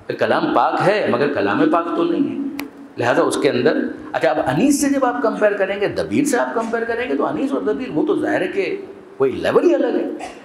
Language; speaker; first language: Urdu; non-native, local second language; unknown